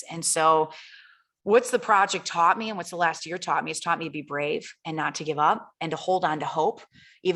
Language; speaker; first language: English; native; English